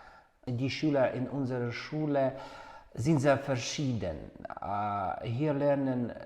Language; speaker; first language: German; non-native, fluent; Ukrainian